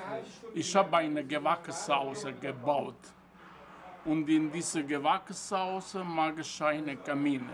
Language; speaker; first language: German; non-native, learner; Italian